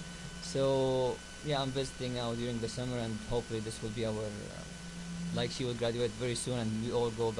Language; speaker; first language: English; non-native, fluent; Arabic